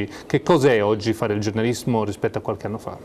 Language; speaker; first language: Italian; native; Italian